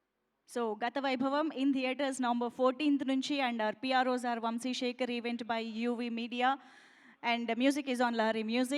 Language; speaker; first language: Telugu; native; Telugu